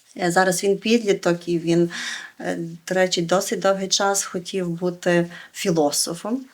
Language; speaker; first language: Ukrainian; native; Ukrainian